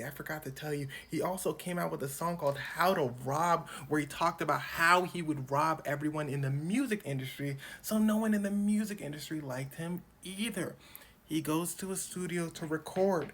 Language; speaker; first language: English; native; English